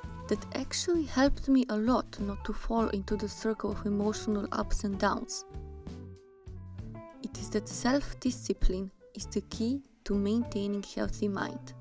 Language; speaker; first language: English; non-native, fluent; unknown